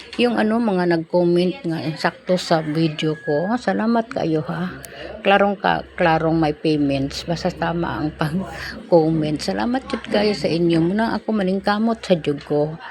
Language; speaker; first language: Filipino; non-native, local second language; Cebuano